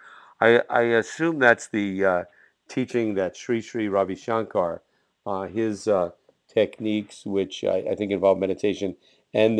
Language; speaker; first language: English; native; English